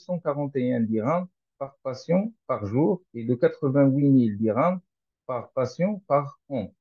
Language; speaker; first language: French; non-native, local second language; Arabic